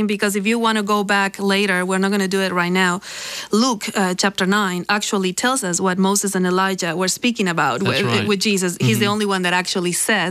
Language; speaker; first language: English; non-native, fluent; Spanish